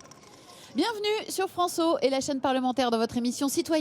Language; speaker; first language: French; native; French